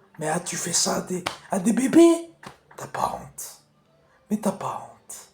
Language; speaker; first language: French; non-native, local second language; Kabyle